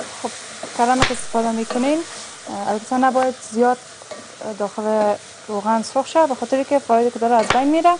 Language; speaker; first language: Persian; native; Persian